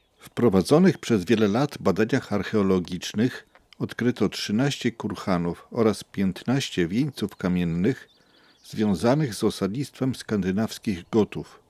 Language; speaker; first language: Polish; native; Polish